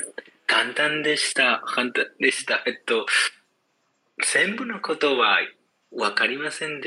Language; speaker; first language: Japanese; non-native, learner; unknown